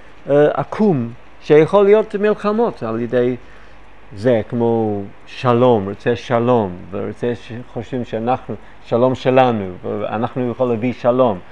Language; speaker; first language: Hebrew; non-native, fluent; English